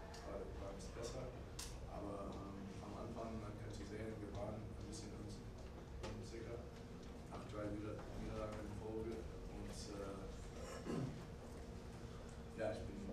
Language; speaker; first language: German; non-native, learner; English